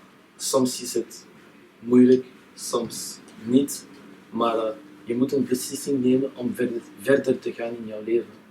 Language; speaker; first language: Dutch; non-native, local second language; French